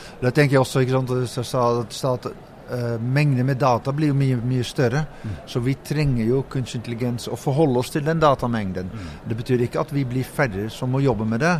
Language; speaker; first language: Norwegian; non-native, fluent; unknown